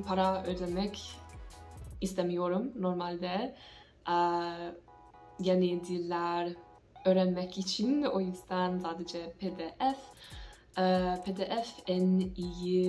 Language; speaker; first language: Turkish; non-native, learner; English